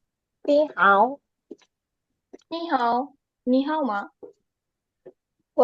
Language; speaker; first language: Chinese; non-native, learner; Indonesian